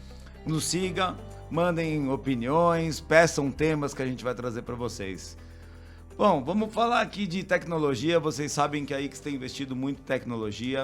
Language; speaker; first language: Portuguese; native; Portuguese